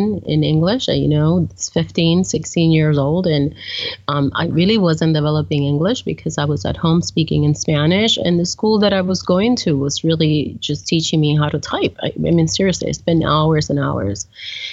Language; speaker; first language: English; early bilingual, other home language; Spanish